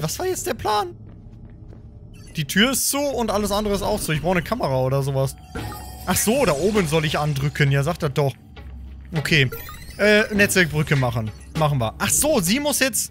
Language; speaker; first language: German; native; German